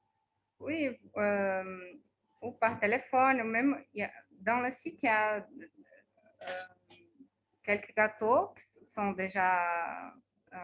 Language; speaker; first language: French; non-native, fluent; Portuguese